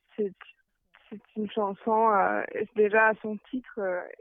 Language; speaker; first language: French; non-native, fluent; German